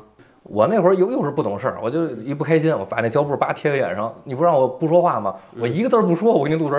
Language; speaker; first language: Chinese; native; Chinese